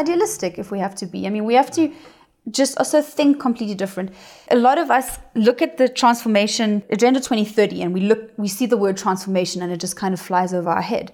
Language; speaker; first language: English; native; English